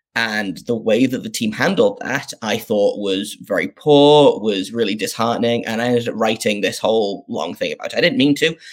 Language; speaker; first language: English; native; English